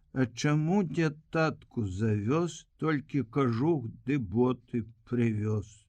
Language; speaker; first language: Belarusian; native; Belarusian